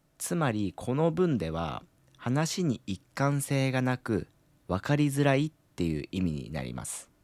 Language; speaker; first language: Japanese; native; Japanese